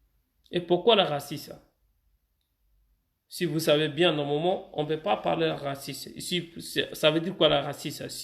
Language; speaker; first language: French; non-native, fluent; Arabic